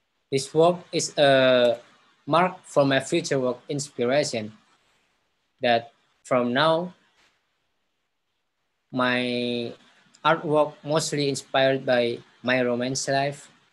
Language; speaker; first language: English; non-native, learner; Javanese